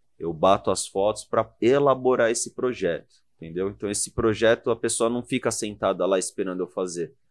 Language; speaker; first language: Portuguese; native; Portuguese